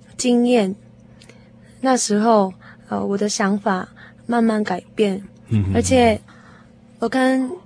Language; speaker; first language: Chinese; non-native, fluent; Korean